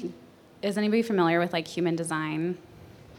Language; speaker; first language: English; native; English